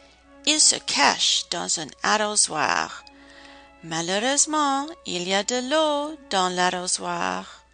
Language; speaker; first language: French; non-native, fluent; English